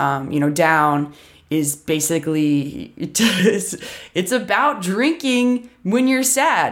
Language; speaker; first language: English; native; English